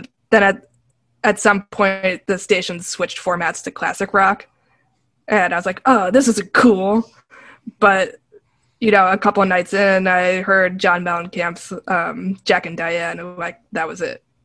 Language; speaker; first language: English; native; English